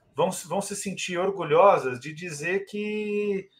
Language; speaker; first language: Portuguese; native; Portuguese